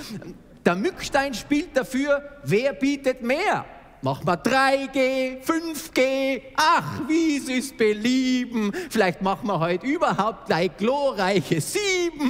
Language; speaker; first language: German; native; German